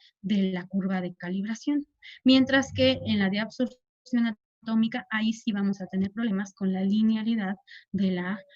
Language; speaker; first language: Spanish; native; Spanish